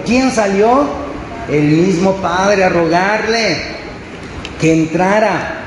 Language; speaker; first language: Spanish; native; Spanish